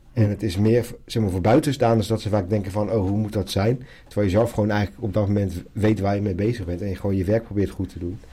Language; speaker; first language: Dutch; native; Dutch